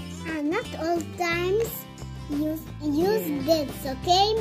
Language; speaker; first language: English; non-native, learner; French